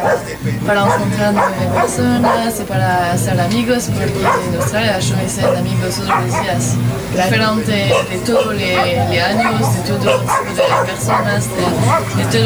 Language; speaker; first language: Spanish; non-native, learner; French